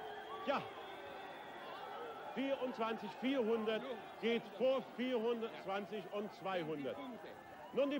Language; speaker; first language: German; native; German